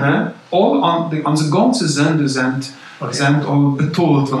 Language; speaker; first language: German; non-native, local second language; Plautdietsch